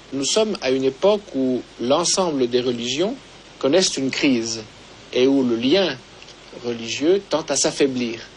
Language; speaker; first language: French; native; French